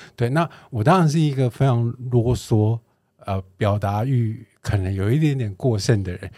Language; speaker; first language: Chinese; native; Chinese